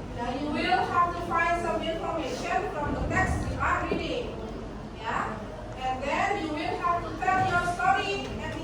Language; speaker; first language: English; non-native, fluent; Indonesian